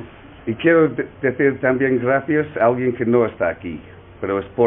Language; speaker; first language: Spanish; non-native, learner; English